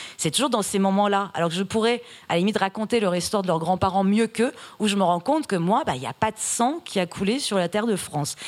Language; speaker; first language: French; early bilingual, other home language; Persian